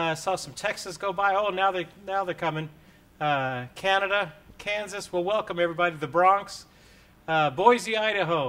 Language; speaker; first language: English; native; English